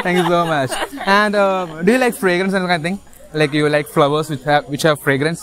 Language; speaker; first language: English; non-native, local second language; Malayalam